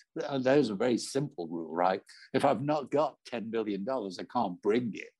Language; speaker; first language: English; native; English